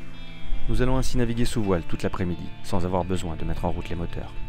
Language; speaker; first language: French; native; French